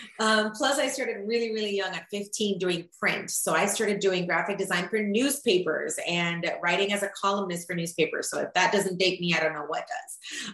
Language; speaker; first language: English; early bilingual, other home language; Spanish